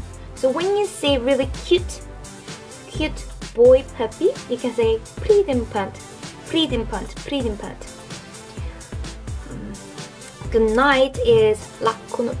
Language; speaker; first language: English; non-native, fluent; Korean